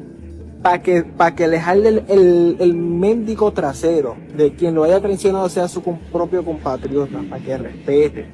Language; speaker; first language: Spanish; native; Spanish